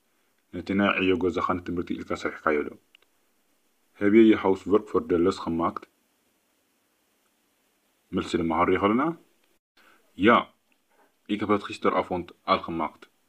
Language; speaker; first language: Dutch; non-native, fluent; Tigrinya